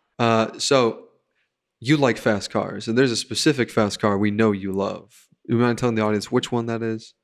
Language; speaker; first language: English; native; English